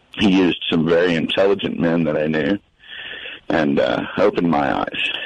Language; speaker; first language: English; native; English